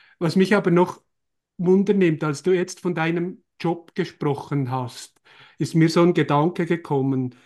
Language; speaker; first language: German; native; German